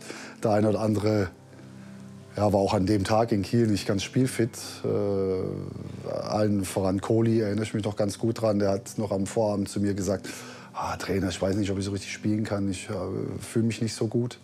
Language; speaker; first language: German; native; German